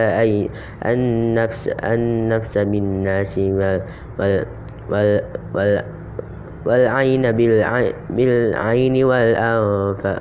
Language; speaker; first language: Arabic; non-native, learner; Indonesian